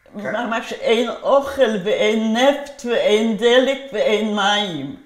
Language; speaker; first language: Hebrew; non-native, fluent; Polish